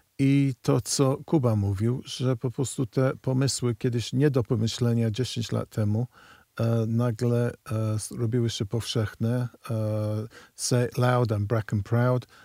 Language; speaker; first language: Polish; non-native, fluent; English